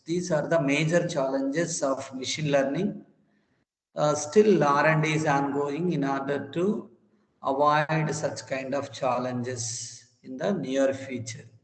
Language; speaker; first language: English; non-native, local second language; Telugu